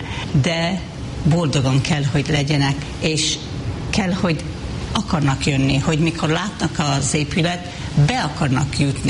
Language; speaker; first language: Hungarian; non-native, fluent; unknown